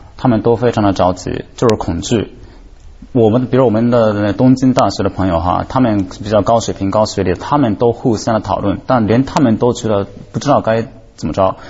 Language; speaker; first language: Chinese; non-native, fluent; Japanese